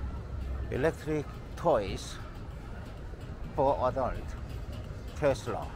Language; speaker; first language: English; non-native, learner; Korean